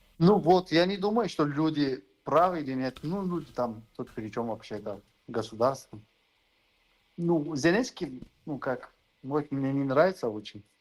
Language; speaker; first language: Russian; non-native, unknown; Turkish